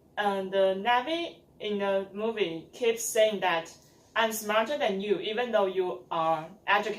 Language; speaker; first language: English; non-native, learner; Chinese